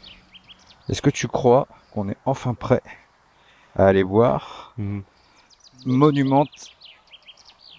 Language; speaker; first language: French; native; French